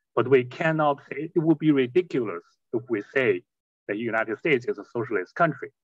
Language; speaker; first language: English; non-native, fluent; Chinese